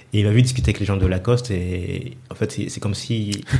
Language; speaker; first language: French; native; French